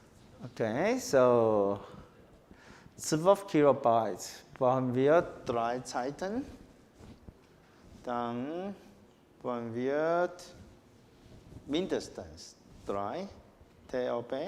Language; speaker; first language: German; non-native, learner; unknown